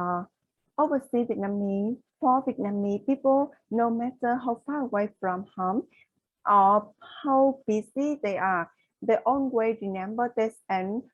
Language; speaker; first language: English; non-native, learner; Vietnamese